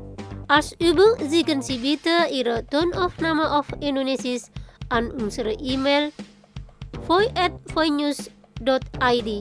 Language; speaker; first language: German; non-native, fluent; Indonesian